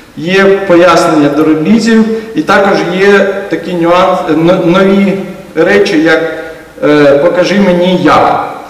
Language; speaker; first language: Ukrainian; native; Ukrainian